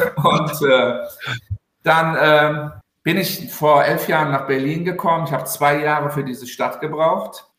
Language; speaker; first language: German; early bilingual, other home language; Turkish